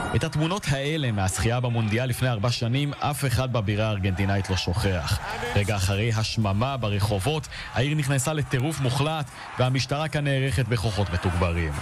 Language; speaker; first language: Hebrew; native; Hebrew